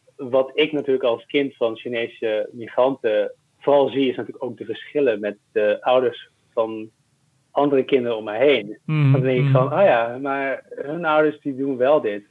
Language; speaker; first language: Dutch; early bilingual, other home language; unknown